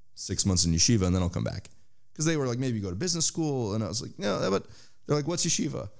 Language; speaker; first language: English; native; English